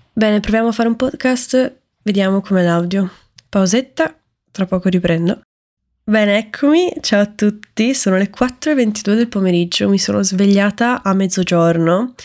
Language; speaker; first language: Italian; native; Italian